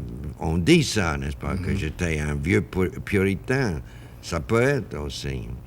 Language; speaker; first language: French; non-native, fluent; English